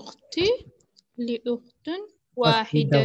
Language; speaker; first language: Arabic; non-native, learner; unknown